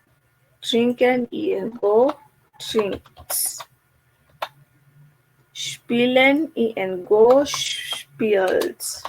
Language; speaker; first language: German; non-native, fluent; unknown